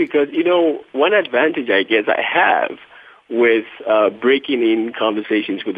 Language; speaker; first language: English; non-native, local second language; Akan